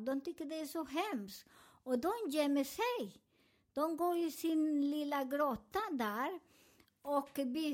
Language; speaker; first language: Swedish; non-native, fluent; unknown